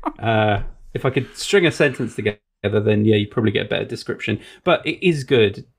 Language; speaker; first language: English; native; English